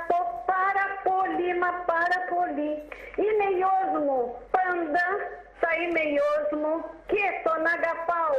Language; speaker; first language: Greek; non-native, fluent; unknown